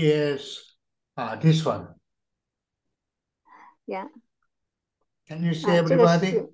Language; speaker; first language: English; non-native, learner; Chinese